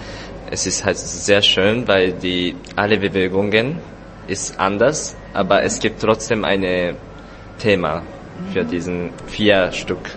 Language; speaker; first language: German; non-native, learner; Japanese